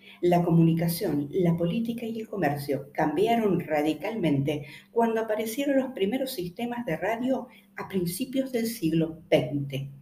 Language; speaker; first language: Spanish; native; Spanish